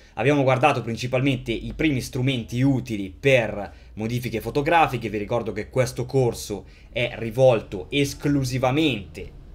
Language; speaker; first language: Italian; native; Italian